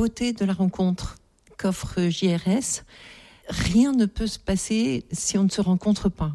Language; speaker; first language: French; native; French